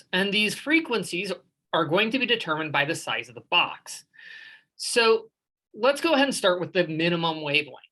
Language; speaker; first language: English; native; English